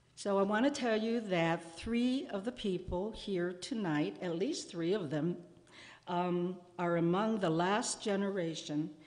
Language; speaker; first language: English; native; English